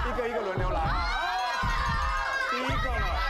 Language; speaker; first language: Chinese; native; Chinese